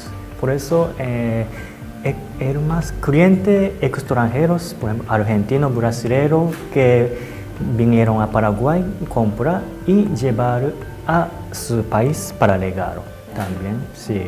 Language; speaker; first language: Spanish; non-native, learner; Japanese